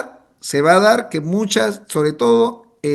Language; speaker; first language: Spanish; native; Spanish